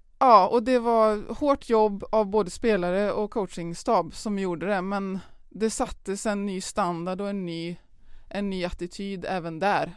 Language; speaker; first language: Swedish; native; Swedish